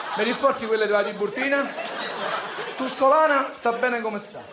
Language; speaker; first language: Italian; native; Italian